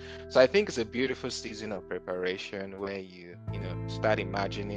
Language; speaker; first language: English; non-native, local second language; Yoruba